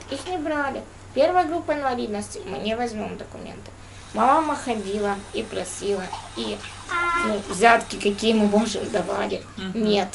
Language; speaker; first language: Russian; native; Russian